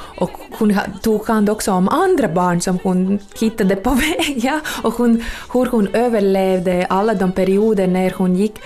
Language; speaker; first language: Swedish; non-native, fluent; Latvian